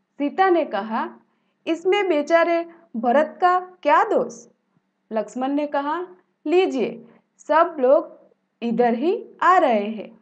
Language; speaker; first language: Hindi; non-native, local second language; Gujarati